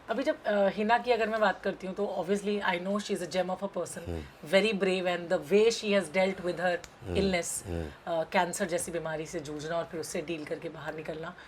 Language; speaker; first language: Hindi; native; Hindi